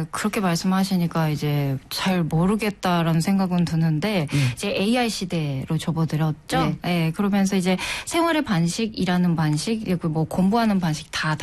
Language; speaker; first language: Korean; non-native, fluent; Japanese